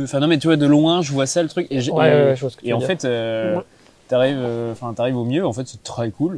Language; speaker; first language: French; native; French